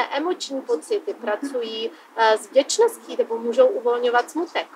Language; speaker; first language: Czech; native; Czech